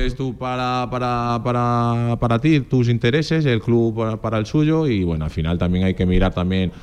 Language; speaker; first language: Spanish; early bilingual, other home language; Portuguese